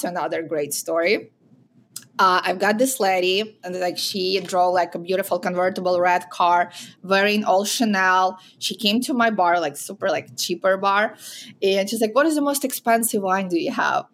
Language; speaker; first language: English; non-native, fluent; Ukrainian